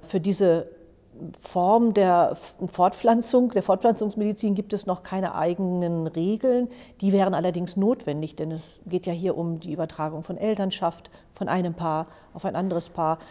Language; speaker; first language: German; native; German